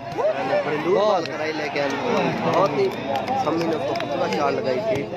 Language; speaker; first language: Urdu; non-native, local second language; Saraiki